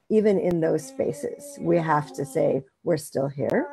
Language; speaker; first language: English; native; English